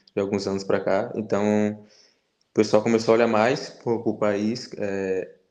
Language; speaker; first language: Portuguese; native; Portuguese